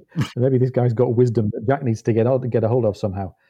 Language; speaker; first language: English; native; English